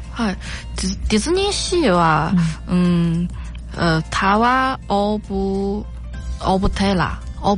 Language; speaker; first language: Japanese; non-native, learner; Chinese